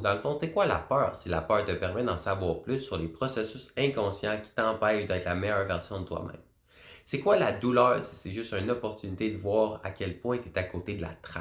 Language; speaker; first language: French; native; French